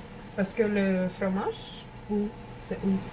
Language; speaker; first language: French; non-native, learner; Russian